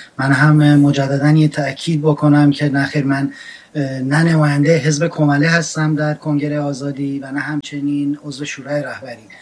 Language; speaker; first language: Persian; non-native, local second language; Central Kurdish